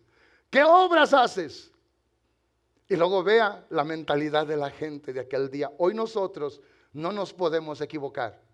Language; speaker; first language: Spanish; native; Spanish